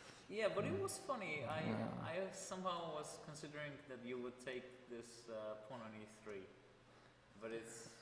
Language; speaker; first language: English; non-native, fluent; Armenian